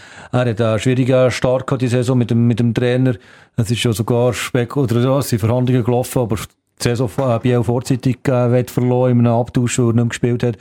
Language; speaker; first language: German; native; German